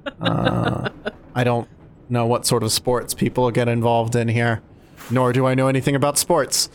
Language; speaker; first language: English; native; English